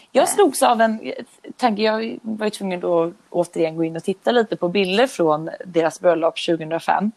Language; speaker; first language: Swedish; native; Swedish